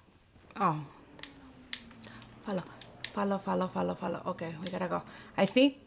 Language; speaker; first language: English; native; English